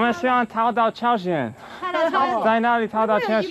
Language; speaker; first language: Chinese; non-native, learner; English